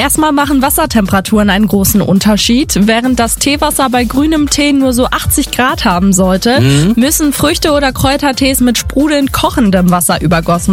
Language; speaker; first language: German; native; German